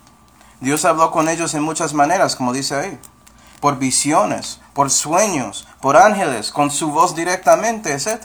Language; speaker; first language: Spanish; non-native, fluent; English